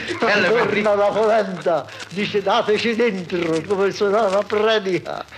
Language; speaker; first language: Italian; early bilingual, other home language; Romansh